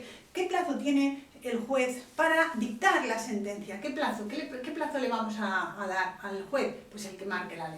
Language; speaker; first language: Spanish; native; Spanish